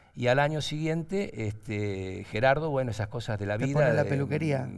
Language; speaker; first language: Spanish; native; Spanish